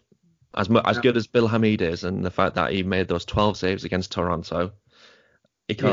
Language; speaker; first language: English; native; English